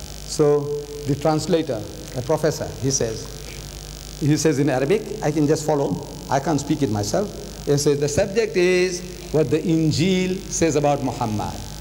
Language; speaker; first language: English; early bilingual, other home language; Gujarati